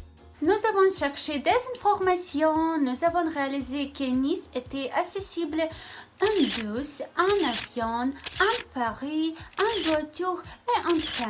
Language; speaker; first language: French; non-native, learner; Ukrainian